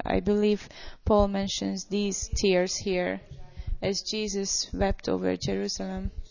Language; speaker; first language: English; non-native, fluent; Hungarian